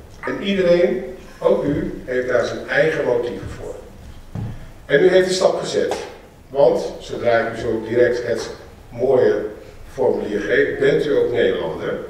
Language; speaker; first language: Dutch; native; Dutch